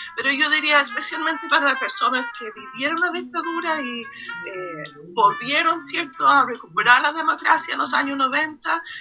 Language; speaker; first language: Spanish; non-native, fluent; English